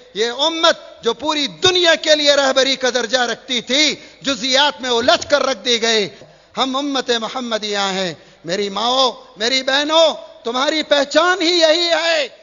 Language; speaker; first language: Urdu; native; Urdu